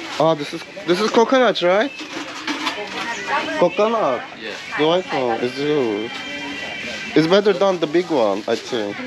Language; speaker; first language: English; non-native, learner; Turkish